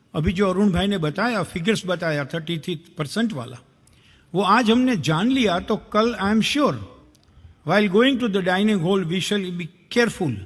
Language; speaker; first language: Hindi; non-native, local second language; Gujarati